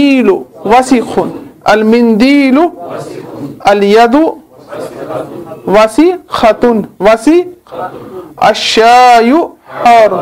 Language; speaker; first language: Arabic; non-native, fluent; Urdu